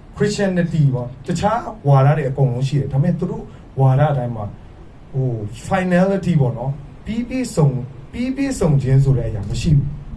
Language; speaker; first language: Burmese; non-native, local second language; Tedim Chin